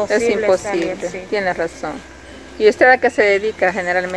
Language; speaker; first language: Spanish; native; Spanish